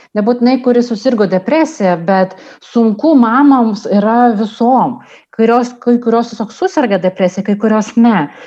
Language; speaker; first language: Lithuanian; non-native, local second language; Russian